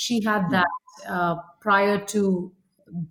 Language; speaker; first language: English; non-native, local second language; Malayalam